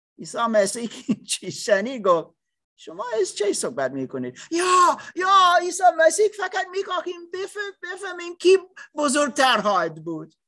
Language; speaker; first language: Persian; non-native, learner; English